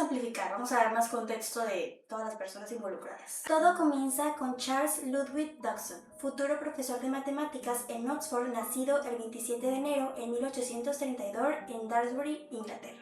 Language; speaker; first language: Spanish; native; Spanish